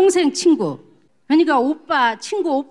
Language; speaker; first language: Korean; native; Korean